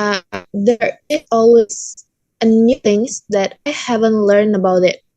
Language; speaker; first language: English; non-native, learner; Indonesian